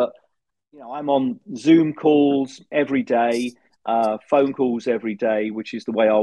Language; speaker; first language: English; native; English